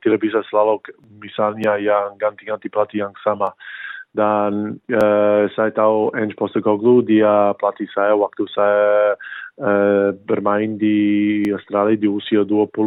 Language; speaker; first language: Indonesian; early bilingual, heritage; English